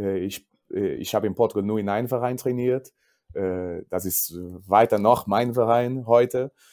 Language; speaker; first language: German; non-native, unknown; Portuguese